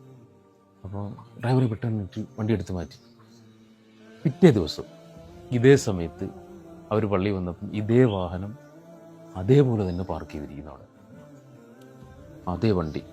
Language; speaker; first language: Malayalam; native; Malayalam